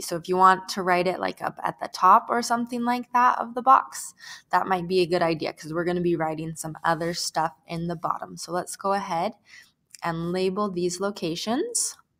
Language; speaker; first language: English; native; English